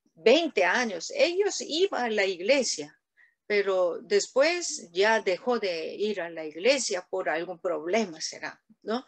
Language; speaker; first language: Spanish; non-native, learner; Korean